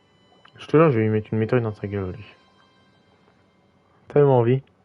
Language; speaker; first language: French; native; French